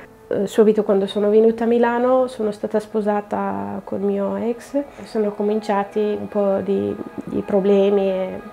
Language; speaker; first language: Italian; non-native, fluent; Arabic